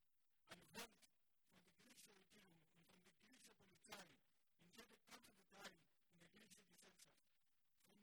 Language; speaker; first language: German; non-native, learner; Greek